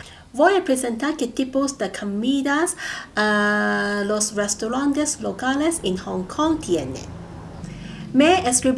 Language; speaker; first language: Spanish; non-native, learner; Cantonese